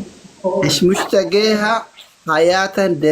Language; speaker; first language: German; non-native, learner; Oromo